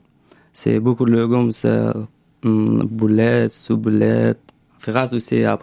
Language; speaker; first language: French; non-native, learner; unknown